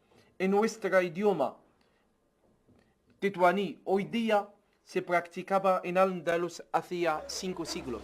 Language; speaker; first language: Spanish; non-native, fluent; Arabic